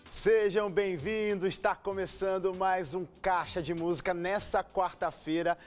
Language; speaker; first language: Portuguese; native; Portuguese